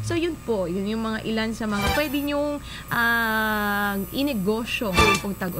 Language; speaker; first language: Filipino; native; Filipino